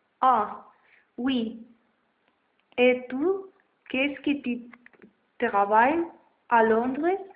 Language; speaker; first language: French; non-native, learner; Spanish